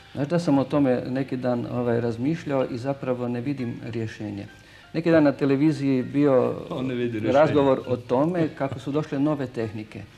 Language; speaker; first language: Croatian; native; Croatian